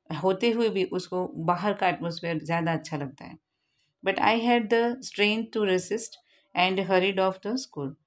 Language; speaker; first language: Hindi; non-native, local second language; Gujarati